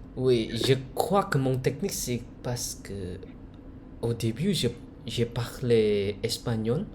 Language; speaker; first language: French; non-native, learner; Indonesian